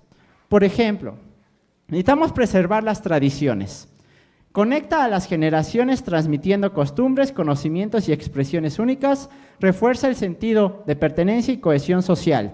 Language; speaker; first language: Spanish; native; Spanish